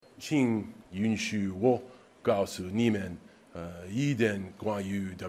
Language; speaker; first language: Chinese; non-native, learner; English